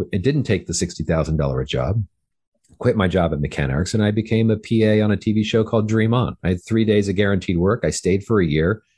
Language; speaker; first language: English; native; English